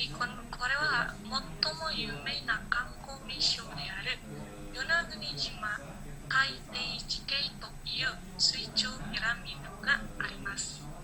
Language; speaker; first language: Japanese; non-native, learner; Indonesian